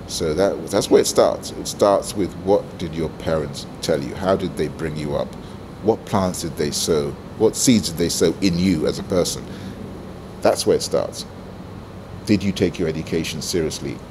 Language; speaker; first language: English; non-native, local second language; Igbo